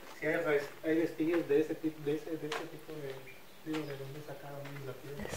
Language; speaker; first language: Spanish; native; Spanish